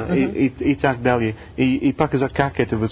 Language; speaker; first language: Russian; non-native, learner; English